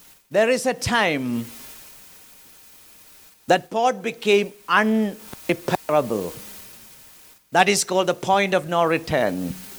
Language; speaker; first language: English; non-native, local second language; Malayalam